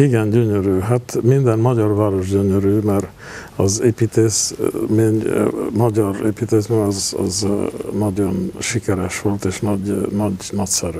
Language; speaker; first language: Hungarian; non-native, local second language; Romanian